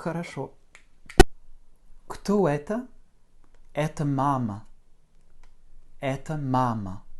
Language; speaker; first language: Russian; non-native, fluent; French